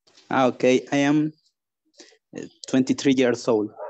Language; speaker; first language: English; non-native, learner; Spanish